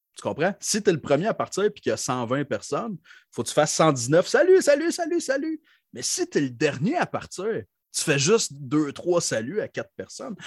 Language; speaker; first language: French; native; French